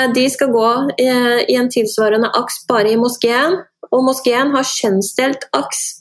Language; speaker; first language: Norwegian; early bilingual, other home language; Persian